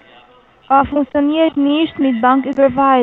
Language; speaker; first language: German; non-native, learner; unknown